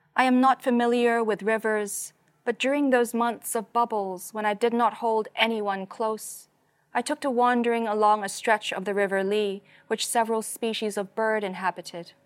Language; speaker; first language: English; non-native, local second language; Cantonese